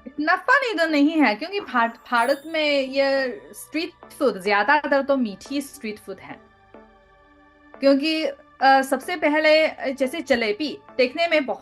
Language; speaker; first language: Hindi; non-native, learner; Chinese